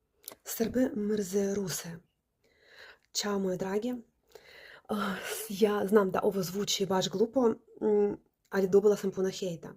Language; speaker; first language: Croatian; non-native, learner; Russian